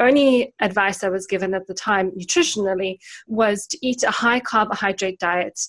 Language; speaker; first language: English; native; English